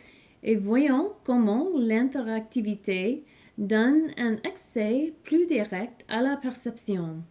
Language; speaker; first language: French; non-native, learner; English